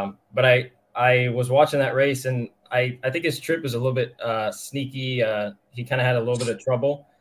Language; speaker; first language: English; native; English